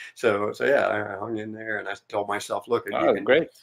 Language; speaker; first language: English; native; English